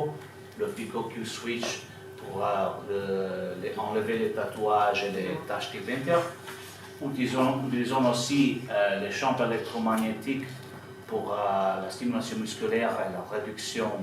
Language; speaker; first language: French; non-native, fluent; Italian